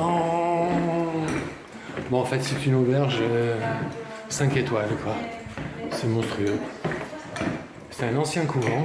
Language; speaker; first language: French; native; French